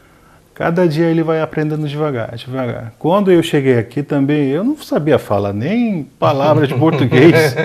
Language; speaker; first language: Portuguese; non-native, fluent; Korean